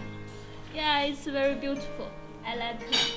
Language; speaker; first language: English; non-native, learner; Chinese